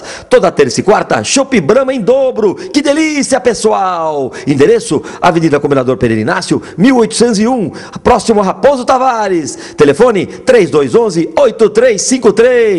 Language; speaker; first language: Portuguese; native; Portuguese